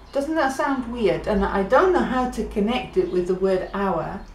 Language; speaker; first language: English; native; English